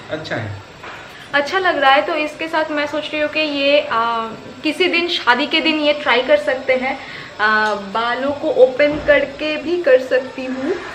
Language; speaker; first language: Hindi; non-native, local second language; Bangla